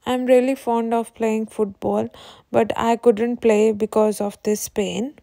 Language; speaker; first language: English; non-native, local second language; Punjabi